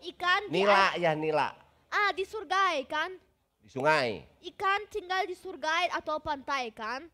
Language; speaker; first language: Indonesian; non-native, fluent; German